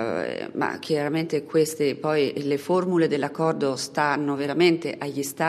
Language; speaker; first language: Italian; native; Italian